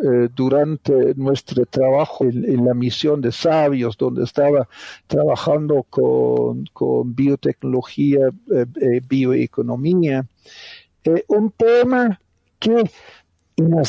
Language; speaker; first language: Spanish; non-native, fluent; Dutch